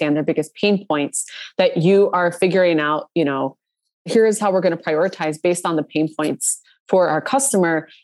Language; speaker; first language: English; native; English